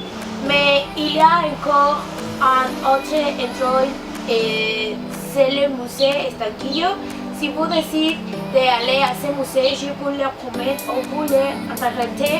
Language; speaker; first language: French; non-native, learner; Spanish